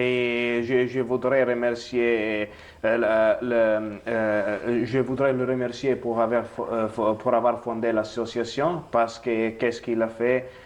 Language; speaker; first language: French; non-native, learner; Italian